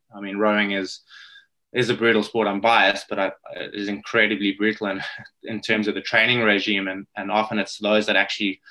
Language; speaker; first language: English; native; English